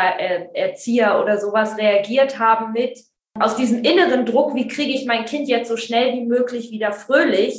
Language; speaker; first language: German; native; German